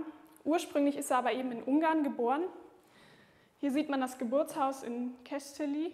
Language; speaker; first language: German; native; German